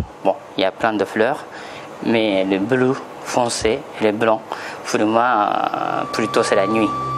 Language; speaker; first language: French; non-native, fluent; Japanese